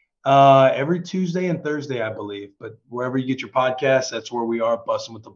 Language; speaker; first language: English; native; English